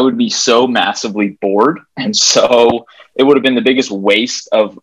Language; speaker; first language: English; native; English